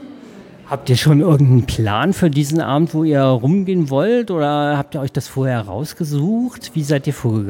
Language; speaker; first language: German; native; German